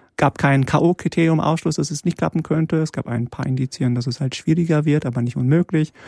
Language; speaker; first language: German; early bilingual, other home language; Polish